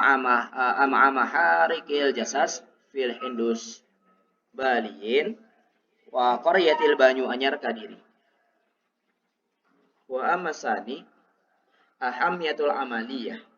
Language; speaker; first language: Arabic; non-native, learner; Indonesian